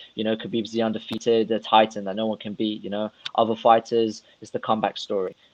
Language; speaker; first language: English; non-native, fluent; Russian